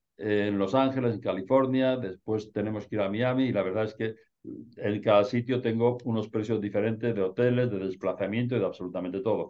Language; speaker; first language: Spanish; native; Spanish